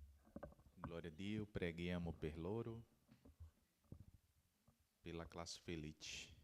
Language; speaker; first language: Italian; non-native, learner; Portuguese